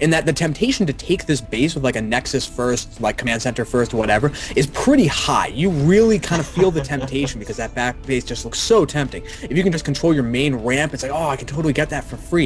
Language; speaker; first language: English; native; English